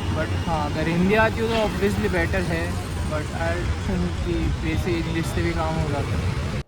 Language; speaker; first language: Hindi; native; Hindi